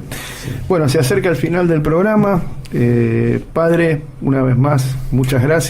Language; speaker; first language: Spanish; native; Spanish